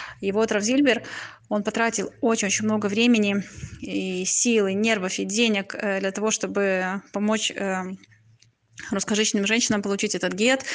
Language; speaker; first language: Russian; native; Russian